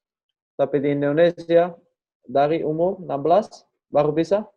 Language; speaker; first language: Indonesian; non-native, learner; Dutch